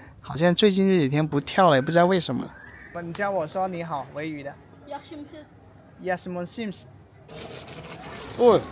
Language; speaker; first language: Chinese; native; Chinese